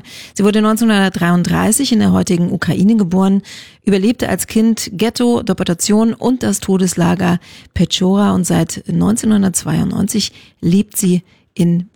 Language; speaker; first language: German; native; German